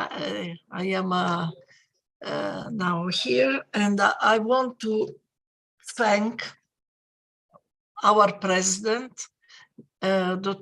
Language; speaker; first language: English; non-native, fluent; Italian